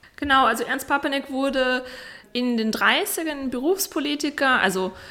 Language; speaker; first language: German; native; German